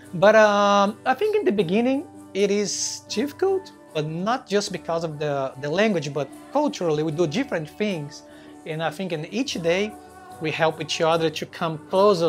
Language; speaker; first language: English; non-native, fluent; Portuguese